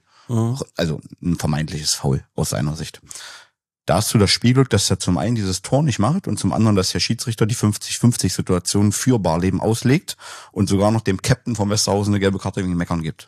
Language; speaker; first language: German; native; German